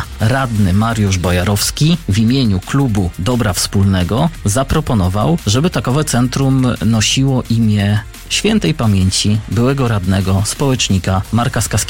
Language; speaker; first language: Polish; native; Polish